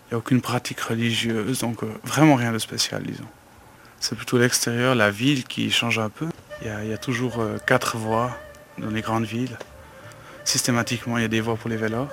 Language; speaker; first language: French; native; French